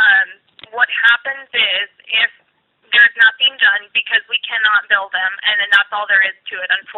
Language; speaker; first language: English; native; English